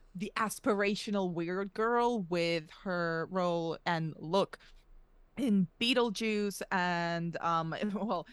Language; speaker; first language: English; early bilingual, other home language; Russian